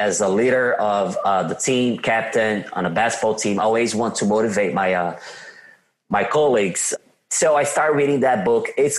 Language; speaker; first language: English; non-native, fluent; Portuguese